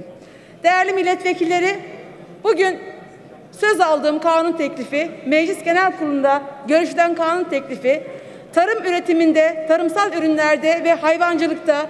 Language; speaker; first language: Turkish; native; Turkish